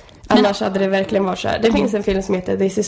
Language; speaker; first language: Swedish; native; Swedish